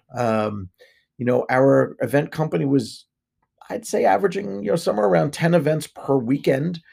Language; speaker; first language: English; native; English